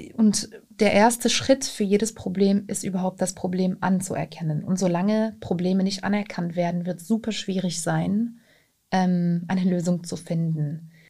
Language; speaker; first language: German; non-native, fluent; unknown